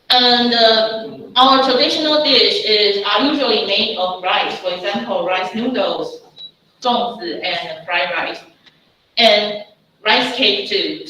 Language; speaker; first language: English; non-native, fluent; Chinese